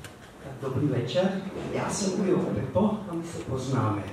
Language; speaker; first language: Czech; non-native, fluent; German